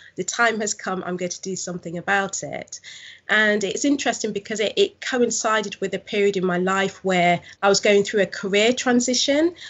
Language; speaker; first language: English; native; English